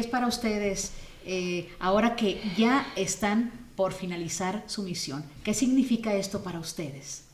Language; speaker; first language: Spanish; native; Spanish